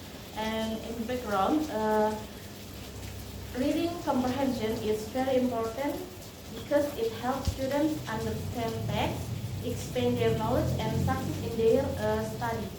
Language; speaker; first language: English; non-native, learner; Indonesian